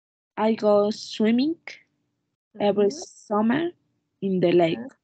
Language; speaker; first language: English; non-native, learner; Spanish